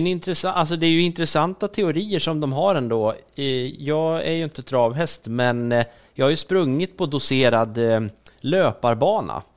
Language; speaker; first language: Swedish; native; Swedish